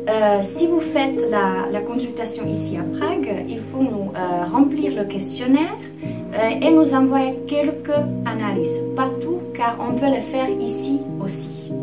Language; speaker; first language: French; non-native, fluent; Czech